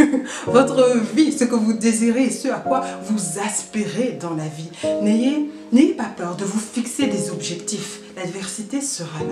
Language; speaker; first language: French; native; French